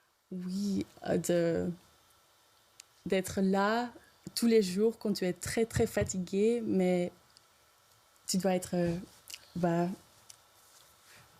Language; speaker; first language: French; non-native, local second language; Dutch